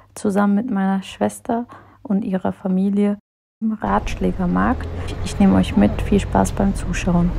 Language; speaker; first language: German; early bilingual, other home language; Turkish